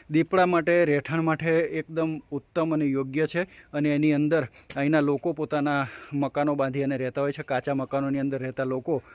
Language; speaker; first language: Gujarati; native; Gujarati